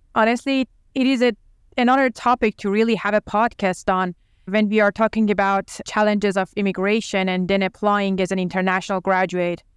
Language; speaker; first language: English; non-native, fluent; Persian